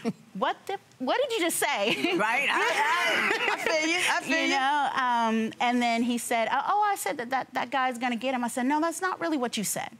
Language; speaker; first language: English; native; English